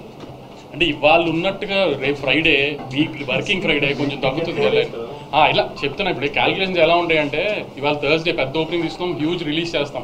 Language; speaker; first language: Telugu; native; Telugu